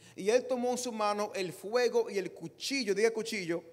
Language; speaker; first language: Spanish; native; Spanish